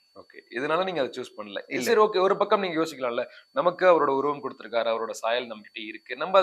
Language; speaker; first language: Tamil; native; Tamil